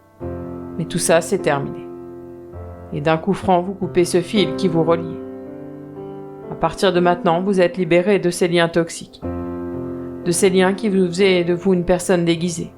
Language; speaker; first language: French; native; French